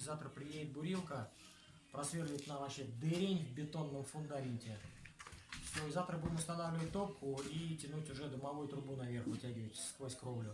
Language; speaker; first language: Russian; native; Russian